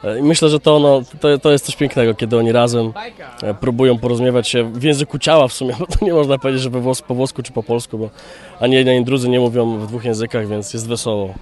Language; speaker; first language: Polish; native; Polish